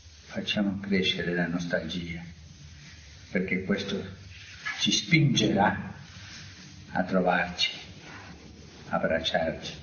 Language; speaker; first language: Italian; non-native, fluent; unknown